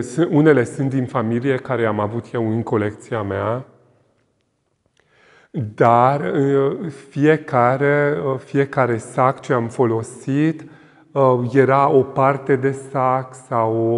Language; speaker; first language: Romanian; non-native, local second language; Hungarian